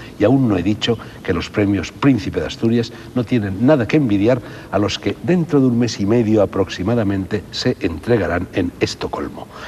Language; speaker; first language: Spanish; native; Spanish